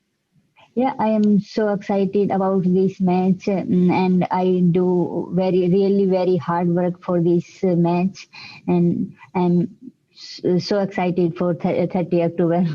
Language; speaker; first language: English; non-native, learner; Hindi